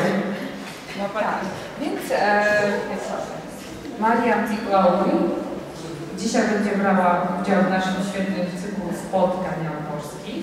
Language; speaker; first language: Polish; non-native, fluent; Georgian